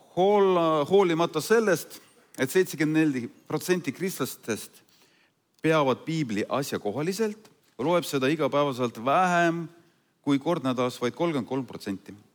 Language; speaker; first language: Estonian; non-native, fluent; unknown